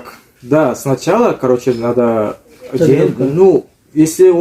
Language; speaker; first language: Russian; non-native, learner; Uzbek